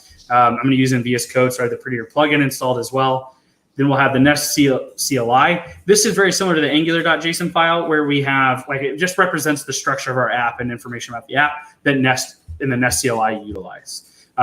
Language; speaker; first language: English; native; English